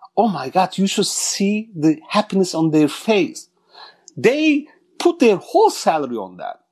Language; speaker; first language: English; non-native, fluent; Turkish